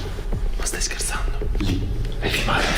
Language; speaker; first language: Italian; native; Italian